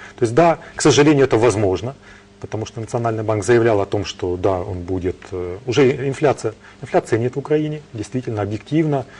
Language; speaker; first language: Russian; native; Russian